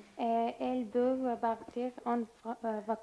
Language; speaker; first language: French; non-native, learner; Arabic